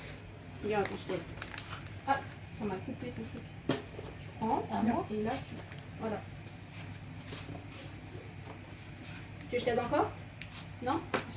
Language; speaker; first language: French; native; French